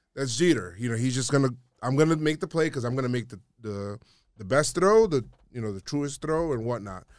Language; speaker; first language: English; native; English